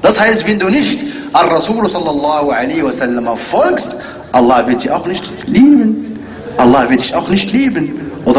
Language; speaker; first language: German; non-native, learner; Arabic